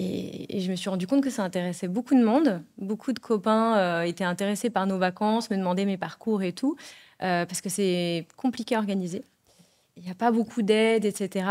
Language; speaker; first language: French; native; French